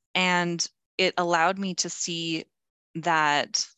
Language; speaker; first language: English; native; English